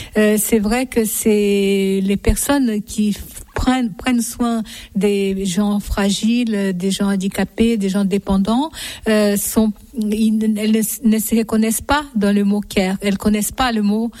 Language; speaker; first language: French; non-native, fluent; Japanese